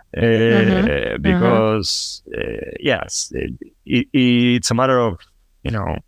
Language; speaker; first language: English; non-native, fluent; Spanish